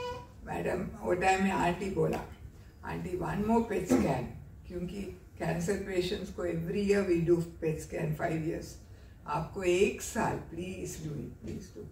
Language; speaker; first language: Hindi; non-native, local second language; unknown